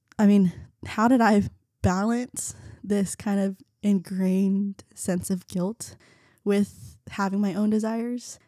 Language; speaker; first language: English; early bilingual, other home language; Vietnamese